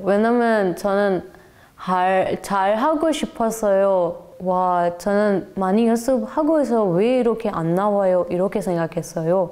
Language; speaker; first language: Korean; non-native, learner; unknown